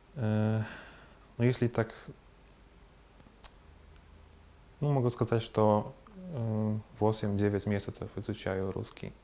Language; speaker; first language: Russian; non-native, fluent; Polish